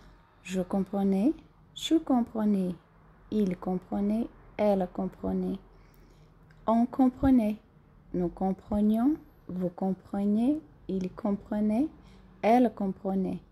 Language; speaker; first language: French; non-native, fluent; Portuguese